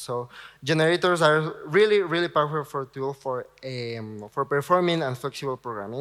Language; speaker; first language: English; non-native, fluent; Spanish